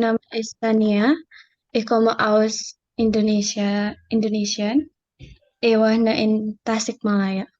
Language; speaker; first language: German; non-native, learner; Indonesian